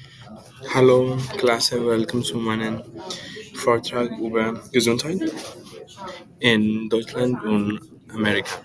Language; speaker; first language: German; non-native, learner; English